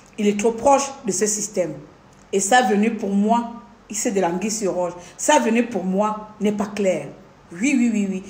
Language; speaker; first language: French; non-native, local second language; Fang